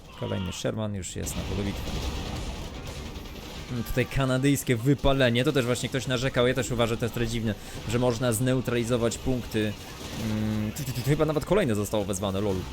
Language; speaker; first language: Polish; native; Polish